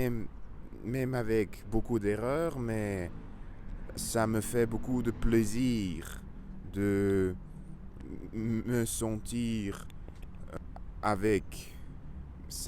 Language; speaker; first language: French; non-native, learner; Russian